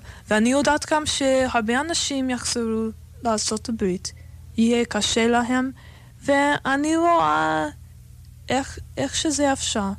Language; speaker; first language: Hebrew; non-native, fluent; English